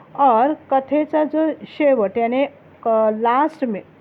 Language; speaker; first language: Hindi; non-native, local second language; Marathi